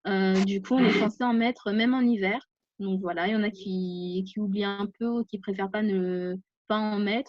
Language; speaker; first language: French; native; French